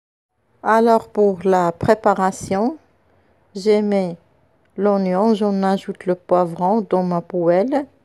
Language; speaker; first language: French; non-native, local second language; Arabic